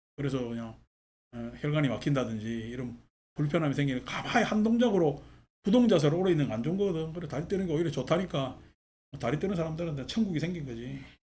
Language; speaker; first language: Korean; native; Korean